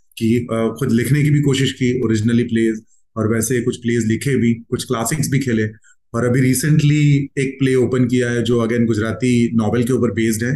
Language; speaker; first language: Hindi; non-native, local second language; Gujarati